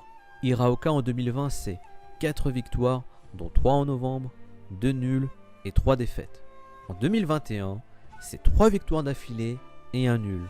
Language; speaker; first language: French; native; French